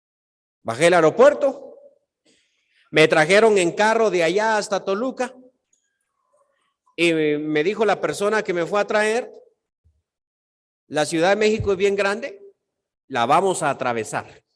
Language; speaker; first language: Spanish; native; Spanish